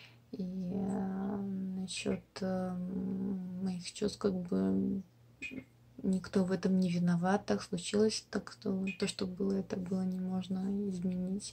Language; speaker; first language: Russian; non-native, local second language; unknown